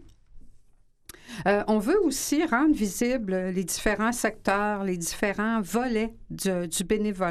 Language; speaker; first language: French; native; French